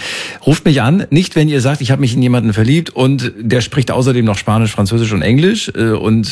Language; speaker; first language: German; native; German